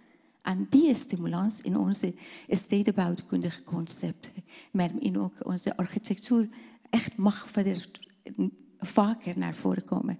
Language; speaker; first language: Dutch; non-native, fluent; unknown